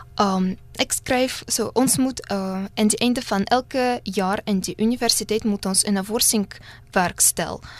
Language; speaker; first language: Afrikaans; non-native, fluent; Russian